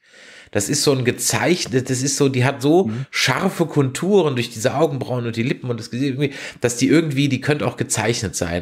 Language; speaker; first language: German; native; German